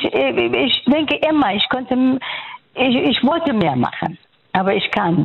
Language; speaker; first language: German; non-native, fluent; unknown